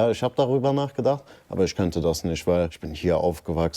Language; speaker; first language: German; early bilingual, other home language; Turkish